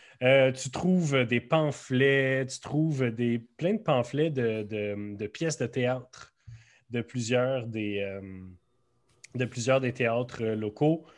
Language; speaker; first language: French; native; French